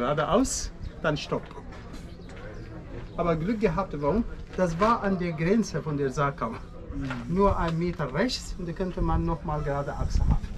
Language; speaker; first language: German; non-native, fluent; Arabic